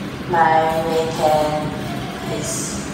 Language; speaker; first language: English; non-native, learner; Vietnamese